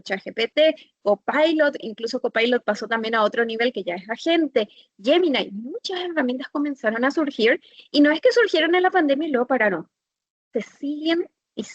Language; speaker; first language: Spanish; native; Spanish